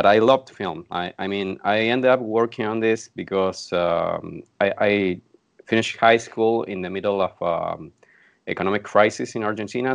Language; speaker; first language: English; non-native, fluent; Spanish